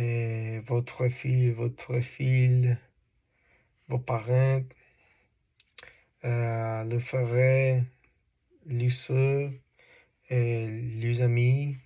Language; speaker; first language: French; non-native, learner; Spanish